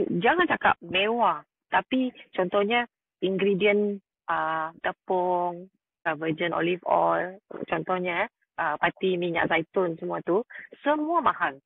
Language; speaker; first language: Malay; native; Malay